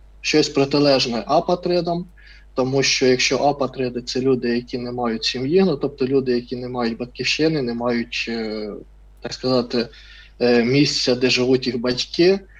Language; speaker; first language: Ukrainian; non-native, fluent; Russian